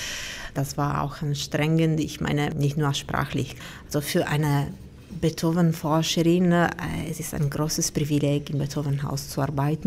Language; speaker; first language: German; non-native, fluent; Italian